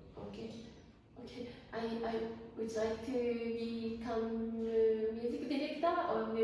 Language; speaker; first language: English; non-native, learner; Japanese